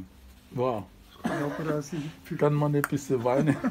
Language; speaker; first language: German; non-native, learner; Lingala